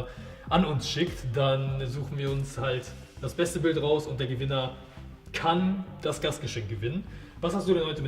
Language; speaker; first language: German; early bilingual, other home language; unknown